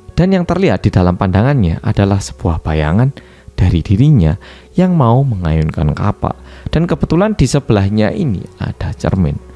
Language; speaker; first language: Indonesian; non-native, fluent; Korean